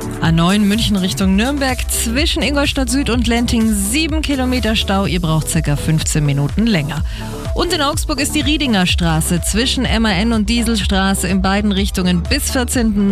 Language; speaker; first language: German; native; German